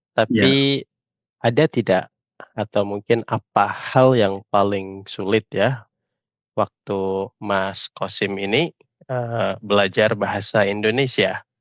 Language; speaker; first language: Indonesian; native; Indonesian